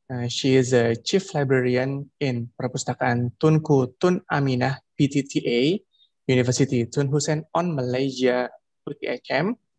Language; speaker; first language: English; non-native, fluent; Indonesian